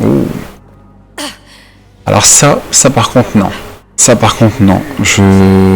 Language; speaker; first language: French; native; French